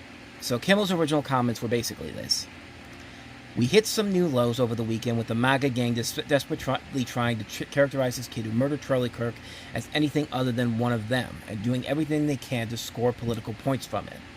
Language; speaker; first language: English; native; English